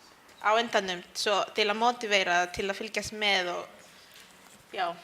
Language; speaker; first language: Icelandic; early bilingual, other home language; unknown